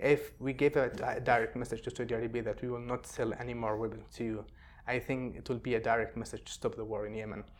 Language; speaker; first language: English; non-native, fluent; Arabic